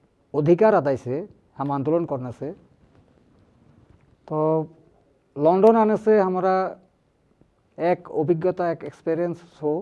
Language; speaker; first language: Hindi; non-native, learner; Bangla